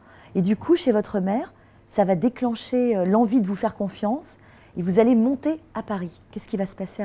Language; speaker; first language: French; native; French